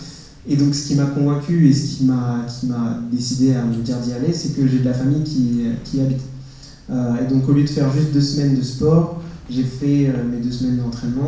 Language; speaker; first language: French; native; French